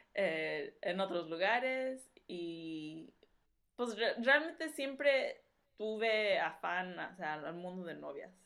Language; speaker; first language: Spanish; early bilingual, heritage; Spanish